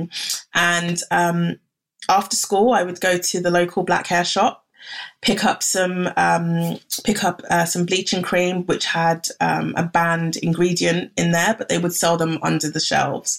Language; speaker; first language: English; native; English